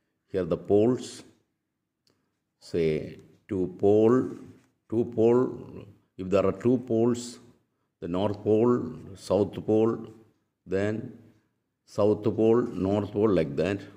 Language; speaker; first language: English; non-native, local second language; Malayalam